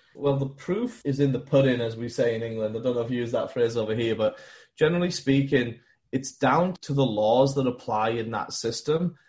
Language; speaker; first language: English; native; English